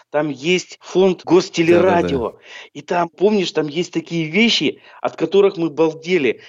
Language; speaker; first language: Russian; native; Russian